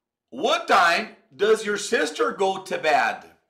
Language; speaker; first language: English; non-native, fluent; Portuguese